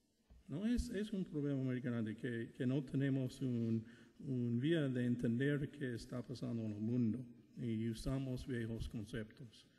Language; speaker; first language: Spanish; non-native, fluent; English